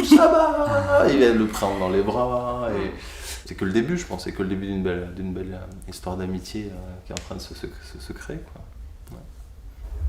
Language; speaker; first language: French; native; French